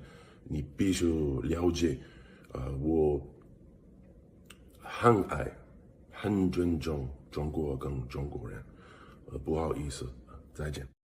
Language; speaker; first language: Chinese; non-native, learner; English